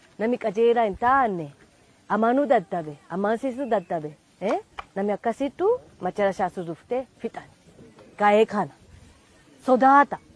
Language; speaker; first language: Oromo; non-native, fluent; Japanese